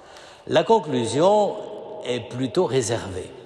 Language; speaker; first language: French; native; French